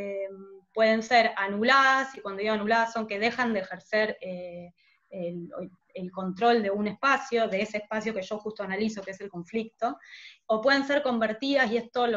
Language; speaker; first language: Spanish; native; Spanish